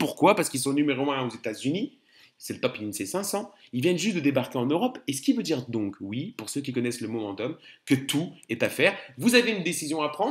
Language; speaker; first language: French; native; French